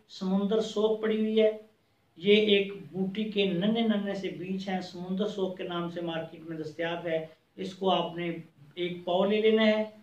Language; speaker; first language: Urdu; non-native, local second language; Punjabi